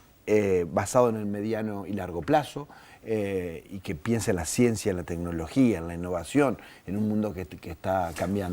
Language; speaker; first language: Spanish; native; Spanish